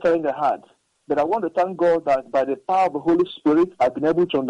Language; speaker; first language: English; non-native, local second language; Igbo